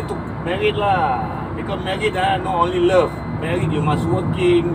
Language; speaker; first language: English; non-native, local second language; Malay